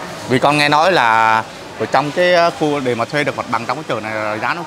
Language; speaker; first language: Vietnamese; native; Vietnamese